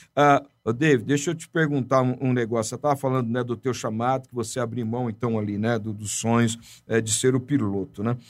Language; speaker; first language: Portuguese; native; Portuguese